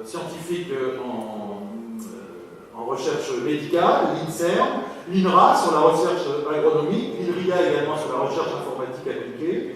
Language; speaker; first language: French; native; French